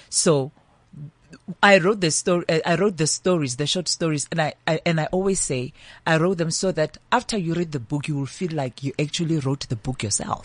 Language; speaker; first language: English; non-native, local second language; Northern Sotho